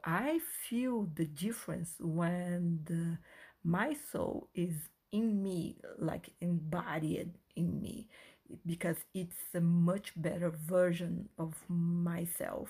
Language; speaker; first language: English; non-native, fluent; Portuguese